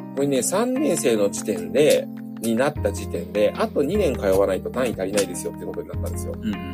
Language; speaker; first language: Japanese; native; Japanese